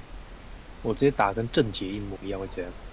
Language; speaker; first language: Chinese; native; Chinese